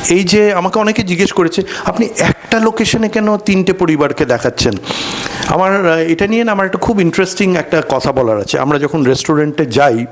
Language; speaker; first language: Bangla; native; Bangla